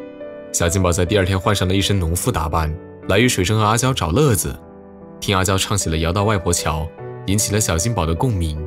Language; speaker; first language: Chinese; native; Chinese